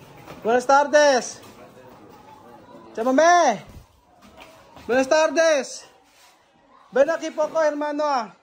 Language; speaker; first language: Spanish; non-native, learner; Filipino